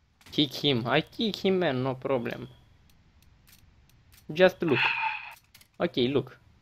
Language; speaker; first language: English; non-native, learner; Romanian